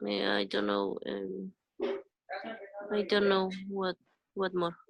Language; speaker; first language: English; non-native, learner; Spanish